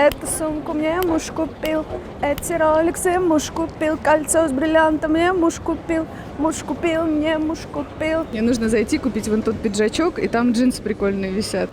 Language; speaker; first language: Russian; native; Russian